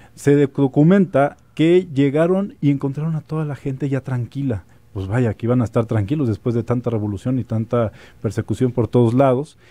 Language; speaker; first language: Spanish; native; Spanish